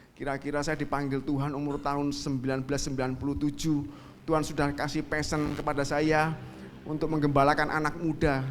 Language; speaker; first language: Indonesian; native; Indonesian